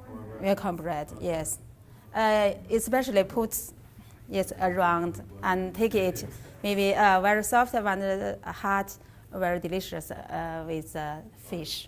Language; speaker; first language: English; non-native, learner; Chinese